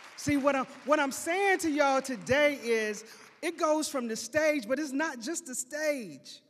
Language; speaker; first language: English; native; English